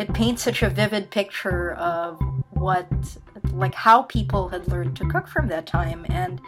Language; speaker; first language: English; non-native, local second language; Filipino